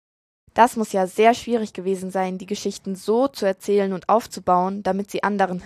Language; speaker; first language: German; native; German